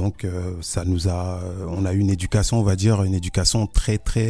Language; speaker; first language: French; early bilingual, other home language; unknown